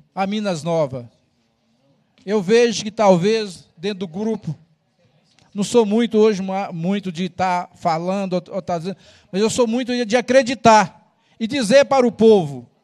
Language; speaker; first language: Portuguese; native; Portuguese